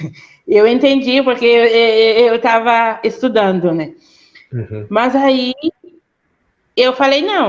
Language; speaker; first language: Portuguese; non-native, fluent; Haitian Creole